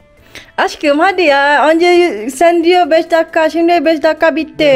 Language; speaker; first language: Turkish; non-native, learner; Indonesian